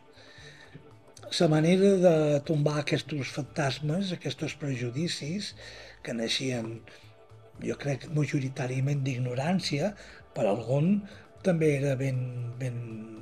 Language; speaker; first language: Catalan; native; Catalan